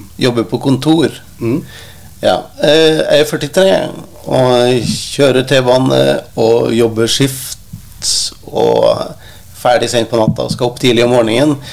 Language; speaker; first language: Norwegian; native; Norwegian